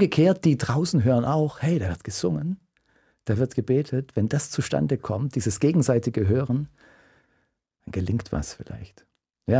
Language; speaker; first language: German; native; German